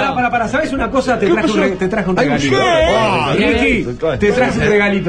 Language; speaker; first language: Spanish; native; Spanish